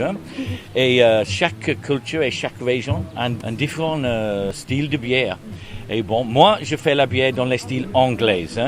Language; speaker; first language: French; non-native, learner; English